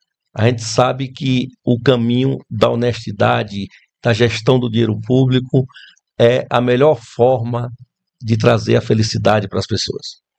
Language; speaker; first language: Portuguese; native; Portuguese